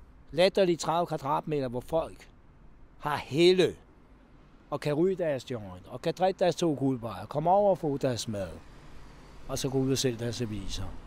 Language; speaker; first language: Danish; non-native, fluent; Hungarian